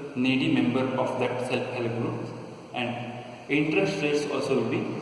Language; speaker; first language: English; non-native, local second language; Kannada